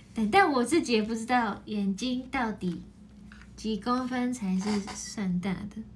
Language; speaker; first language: Chinese; non-native, fluent; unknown